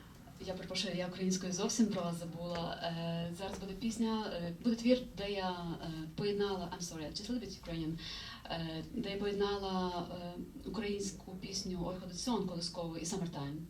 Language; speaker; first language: Ukrainian; native; Ukrainian